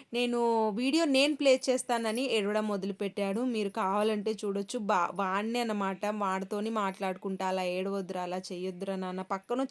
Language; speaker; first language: Telugu; non-native, local second language; Kannada